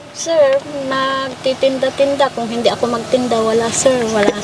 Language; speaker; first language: Filipino; non-native, local second language; Pangasinan